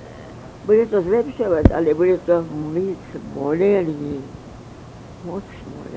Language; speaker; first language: Czech; early bilingual, heritage; Czech